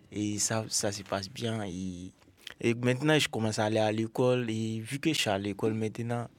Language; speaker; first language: French; non-native, local second language; Dyula